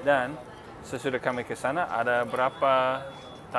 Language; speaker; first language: Indonesian; non-native, fluent; English